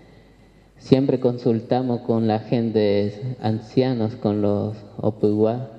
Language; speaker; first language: Spanish; non-native, local second language; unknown